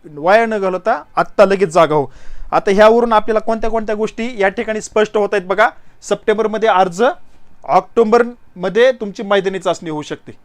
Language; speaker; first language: Marathi; native; Marathi